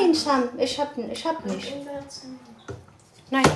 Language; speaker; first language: German; non-native, learner; Amharic